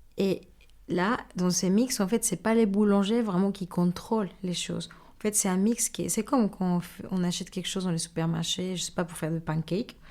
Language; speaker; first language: French; non-native, fluent; Spanish